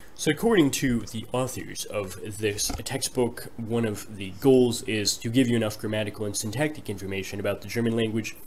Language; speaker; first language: English; native; English